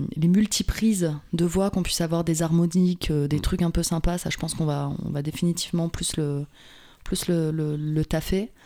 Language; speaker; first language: French; native; French